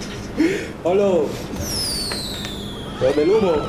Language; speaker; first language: Spanish; native; Spanish